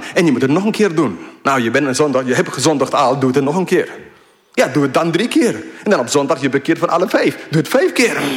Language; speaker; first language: Dutch; non-native, fluent; English